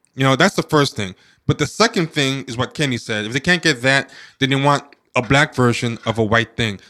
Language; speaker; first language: English; native; English